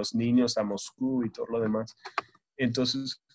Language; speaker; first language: Spanish; non-native, fluent; English